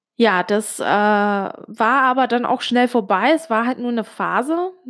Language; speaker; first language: German; early bilingual, other home language; Italian